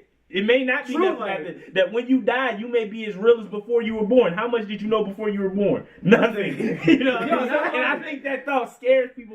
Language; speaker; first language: English; native; English